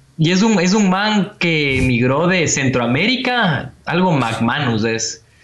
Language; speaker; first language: Spanish; native; Spanish